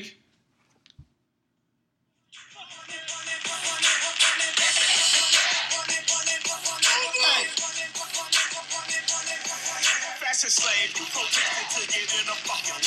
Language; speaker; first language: English; native; English